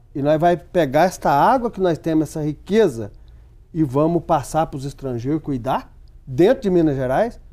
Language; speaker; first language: Portuguese; native; Portuguese